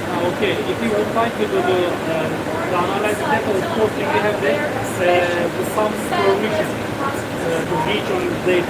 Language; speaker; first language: English; non-native, fluent; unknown